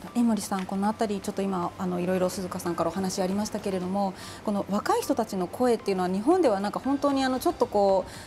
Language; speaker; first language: Japanese; native; Japanese